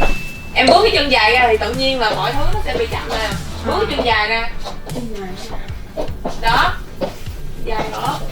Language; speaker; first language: Vietnamese; native; Vietnamese